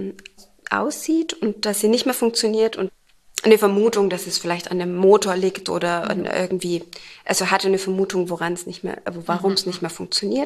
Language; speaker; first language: German; native; German